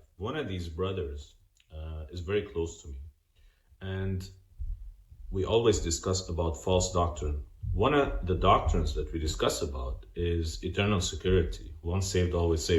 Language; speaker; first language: English; non-native, fluent; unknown